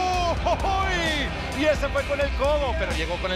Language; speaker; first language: Spanish; native; Spanish